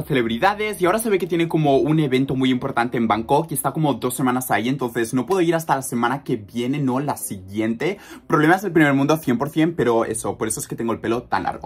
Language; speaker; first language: Spanish; native; Spanish